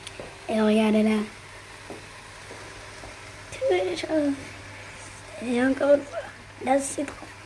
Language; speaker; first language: French; non-native, learner; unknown